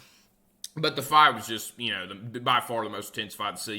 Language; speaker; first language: English; native; English